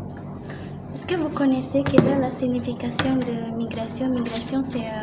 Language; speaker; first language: French; non-native, learner; Indonesian